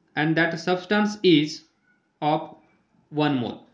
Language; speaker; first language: English; non-native, local second language; Marathi